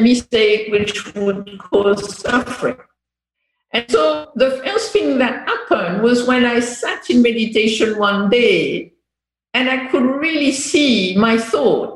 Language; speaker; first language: English; non-native, fluent; French